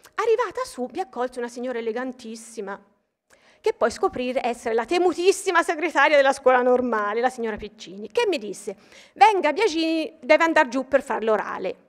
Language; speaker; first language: Italian; native; Italian